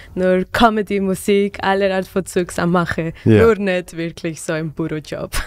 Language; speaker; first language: German; non-native, fluent; Spanish